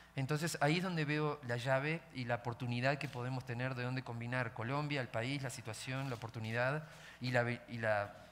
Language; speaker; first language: Spanish; native; Spanish